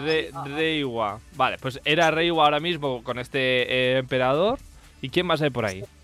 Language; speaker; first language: Spanish; native; Spanish